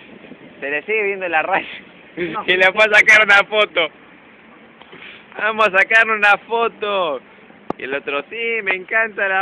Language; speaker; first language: Spanish; native; Spanish